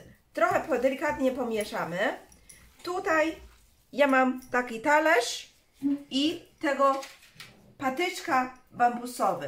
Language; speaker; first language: Polish; non-native, learner; Chinese